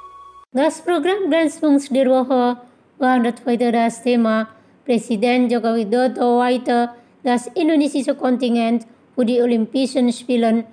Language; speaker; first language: German; non-native, fluent; Indonesian